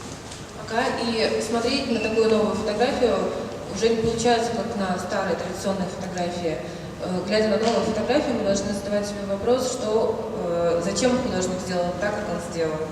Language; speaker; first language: Russian; native; Russian